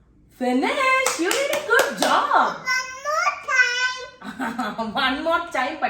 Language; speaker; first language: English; non-native, local second language; Malayalam